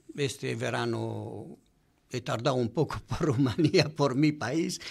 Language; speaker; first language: Spanish; non-native, fluent; Romanian